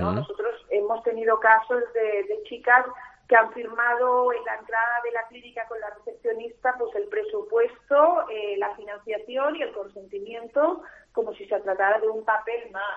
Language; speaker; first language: Spanish; native; Spanish